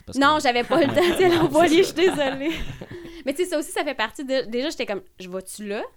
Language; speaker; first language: French; native; French